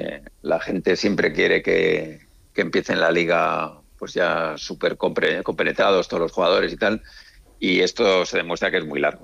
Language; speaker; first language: Spanish; native; Spanish